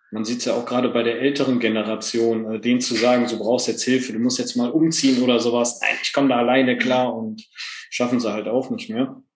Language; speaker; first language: German; native; German